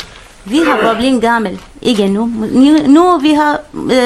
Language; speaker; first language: Danish; non-native, learner; Arabic